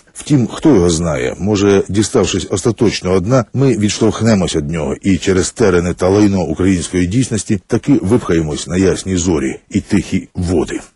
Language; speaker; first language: Ukrainian; native; Ukrainian